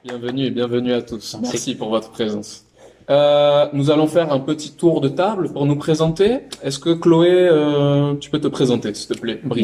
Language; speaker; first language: French; native; French